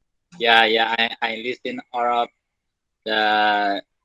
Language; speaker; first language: English; non-native, learner; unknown